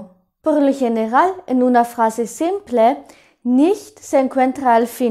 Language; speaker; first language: Spanish; non-native, fluent; German